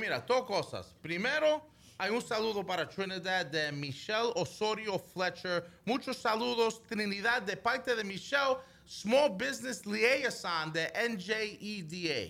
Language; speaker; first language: Spanish; early bilingual, heritage; Spanish